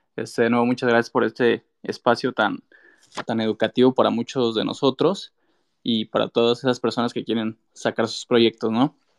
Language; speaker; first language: Spanish; early bilingual, heritage; Spanish